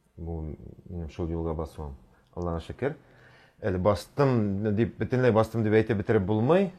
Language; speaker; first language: Tatar; native; Tatar